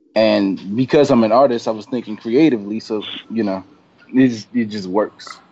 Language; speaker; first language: English; native; English